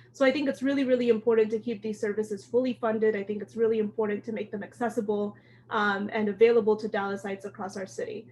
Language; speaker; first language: English; early bilingual, other home language; Amharic